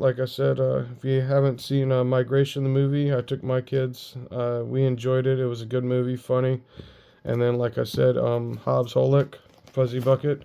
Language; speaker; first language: English; native; English